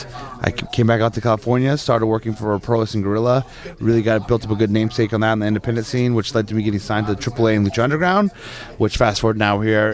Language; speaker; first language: English; native; English